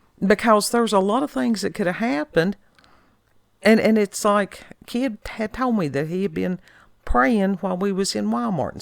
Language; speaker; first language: English; native; English